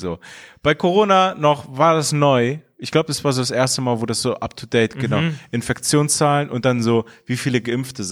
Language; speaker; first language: German; early bilingual, other home language; Persian